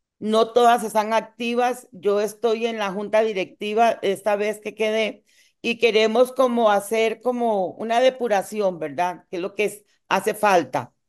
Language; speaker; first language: Spanish; native; Spanish